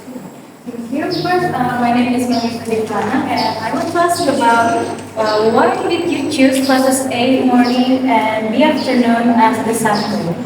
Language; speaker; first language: English; non-native, learner; Indonesian